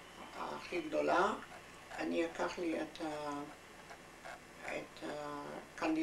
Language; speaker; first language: Hebrew; non-native, fluent; German